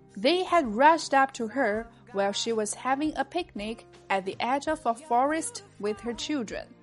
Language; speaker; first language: English; non-native, fluent; Chinese